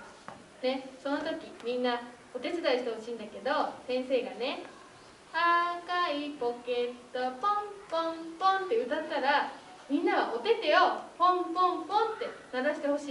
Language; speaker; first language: Japanese; native; Japanese